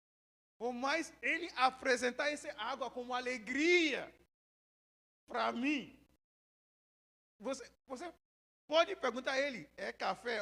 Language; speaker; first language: Portuguese; non-native, learner; Yoruba